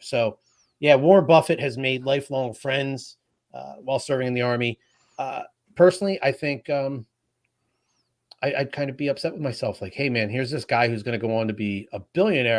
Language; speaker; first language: English; native; English